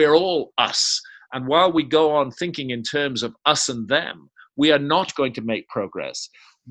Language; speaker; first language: English; native; English